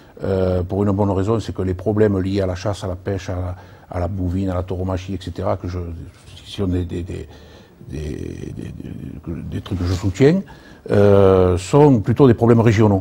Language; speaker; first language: French; native; French